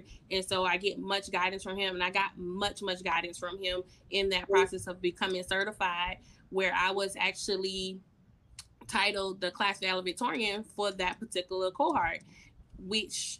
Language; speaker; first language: English; native; English